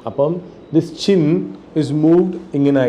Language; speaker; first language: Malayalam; non-native, local second language; Tamil